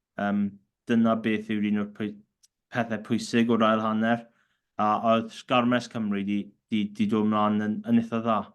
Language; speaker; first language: Welsh; native; Welsh